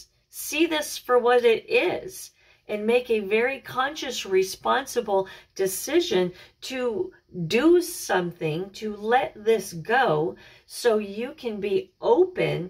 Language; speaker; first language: English; native; English